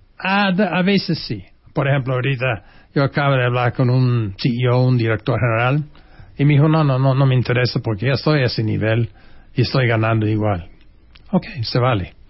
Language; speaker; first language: Spanish; non-native, fluent; English